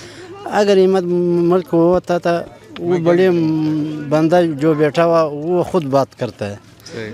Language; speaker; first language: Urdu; non-native, local second language; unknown